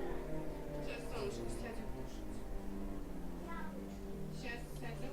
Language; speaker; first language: Russian; native; Russian